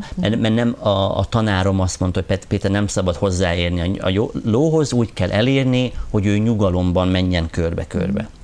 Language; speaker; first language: Hungarian; non-native, fluent; English